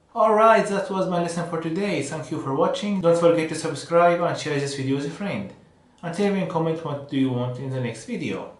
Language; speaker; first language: English; non-native, fluent; Arabic